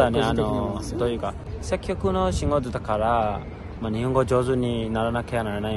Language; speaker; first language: Japanese; non-native, fluent; Burmese